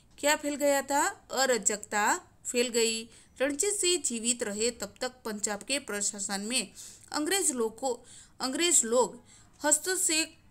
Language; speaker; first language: Hindi; non-native, local second language; Gujarati